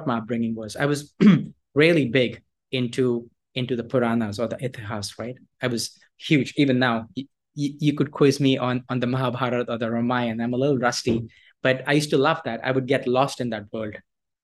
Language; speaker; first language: English; non-native, local second language; Hindi